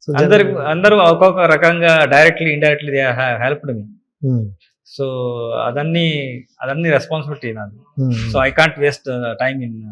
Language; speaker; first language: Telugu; non-native, learner; Kannada